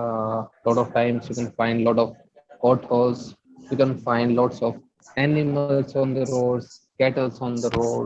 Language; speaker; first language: English; non-native, local second language; Hindi